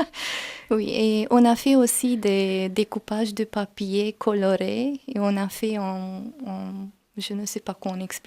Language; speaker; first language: French; non-native, learner; Hungarian